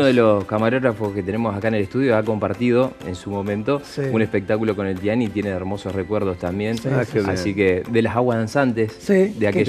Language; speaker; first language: Spanish; native; Spanish